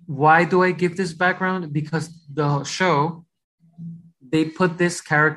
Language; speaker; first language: English; early bilingual, other home language; Spanish